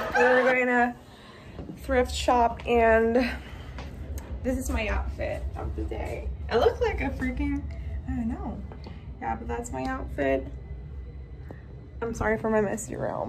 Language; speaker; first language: English; non-native, fluent; Italian